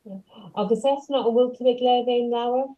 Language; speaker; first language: Irish; non-native, local second language; English